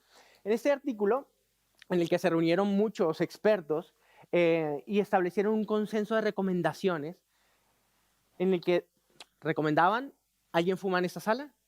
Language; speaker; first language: Spanish; native; Spanish